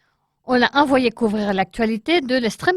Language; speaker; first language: French; non-native, learner; Spanish